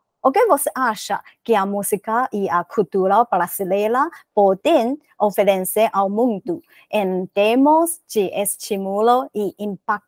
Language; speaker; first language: Portuguese; non-native, learner; Chinese